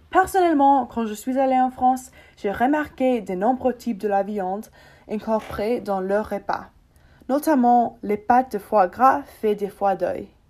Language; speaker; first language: French; non-native, learner; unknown